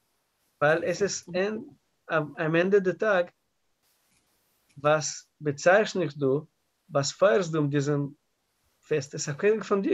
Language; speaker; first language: German; non-native, learner; Russian